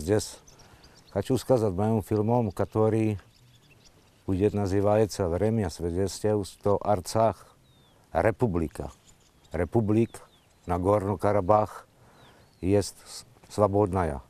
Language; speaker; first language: Russian; non-native, learner; Slovak